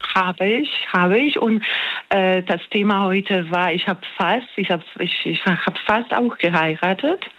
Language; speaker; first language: German; non-native, fluent; Polish